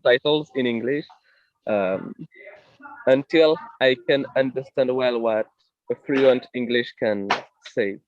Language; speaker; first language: English; non-native, fluent; French